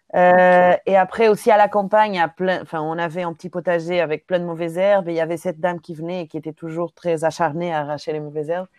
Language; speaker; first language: French; non-native, fluent; Portuguese